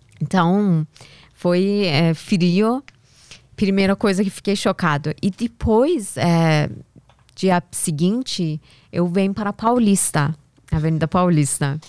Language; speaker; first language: Portuguese; non-native, learner; Persian